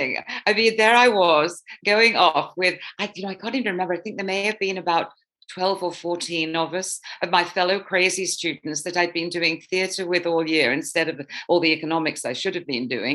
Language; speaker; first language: English; native; English